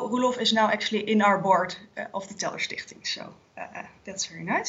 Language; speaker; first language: English; non-native, fluent; Dutch